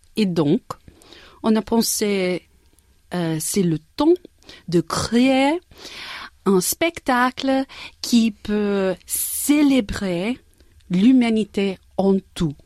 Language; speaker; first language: French; non-native, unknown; English